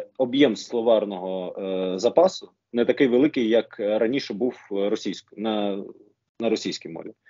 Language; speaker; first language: Ukrainian; non-native, local second language; Russian